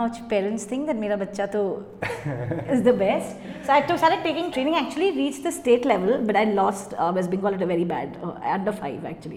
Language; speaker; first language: English; non-native, local second language; Hindi